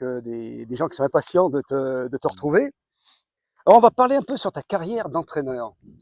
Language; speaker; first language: French; native; French